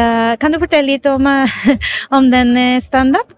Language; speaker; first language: Norwegian; non-native, fluent; Spanish